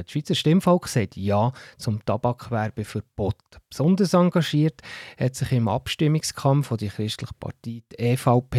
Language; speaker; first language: German; native; German